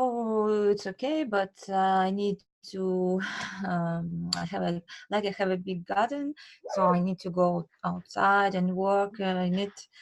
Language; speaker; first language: English; non-native, learner; Russian